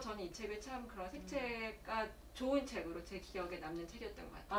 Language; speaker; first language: Korean; native; Korean